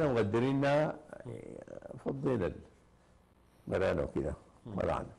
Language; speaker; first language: Arabic; native; Arabic